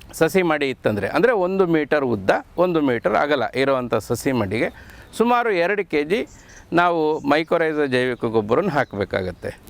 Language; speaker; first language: Kannada; native; Kannada